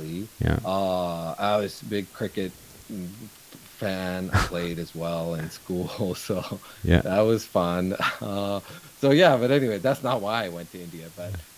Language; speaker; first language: English; non-native, local second language; Urdu